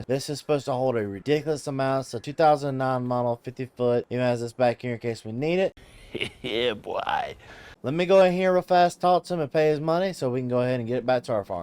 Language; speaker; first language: English; native; English